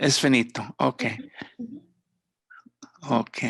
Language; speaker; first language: Spanish; non-native, fluent; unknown